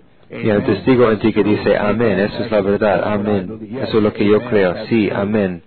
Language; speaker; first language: Spanish; non-native, fluent; English